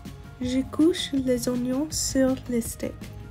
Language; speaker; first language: French; non-native, learner; English